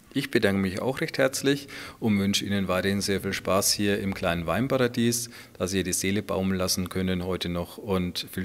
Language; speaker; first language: German; native; German